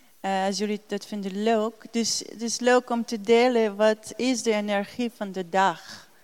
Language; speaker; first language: Dutch; non-native, learner; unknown